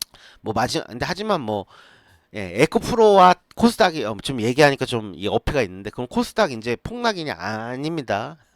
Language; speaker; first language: Korean; native; Korean